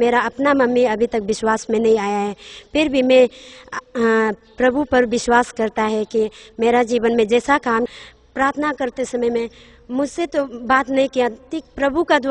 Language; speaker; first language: Hindi; non-native, local second language; Nyishi